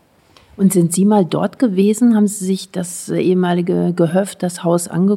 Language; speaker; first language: German; native; German